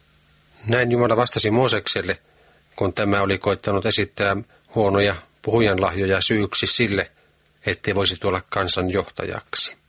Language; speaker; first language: Finnish; native; Finnish